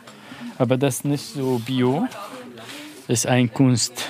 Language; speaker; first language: German; non-native, learner; Arabic